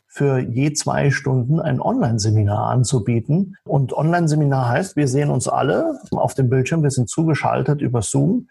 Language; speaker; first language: German; native; German